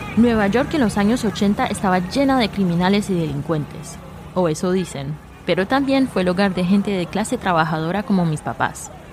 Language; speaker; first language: Spanish; early bilingual, heritage; Spanish